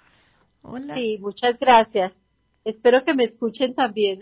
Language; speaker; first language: Spanish; native; Spanish